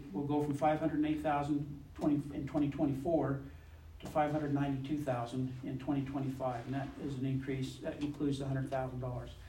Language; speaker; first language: English; native; English